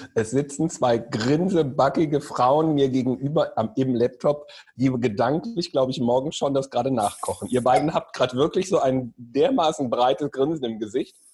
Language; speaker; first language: German; native; German